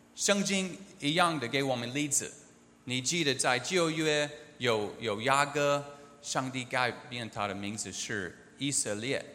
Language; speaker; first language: Chinese; non-native, learner; English